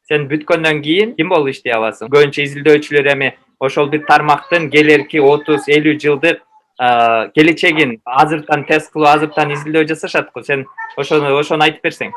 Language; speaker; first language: Kyrgyz; native; Kyrgyz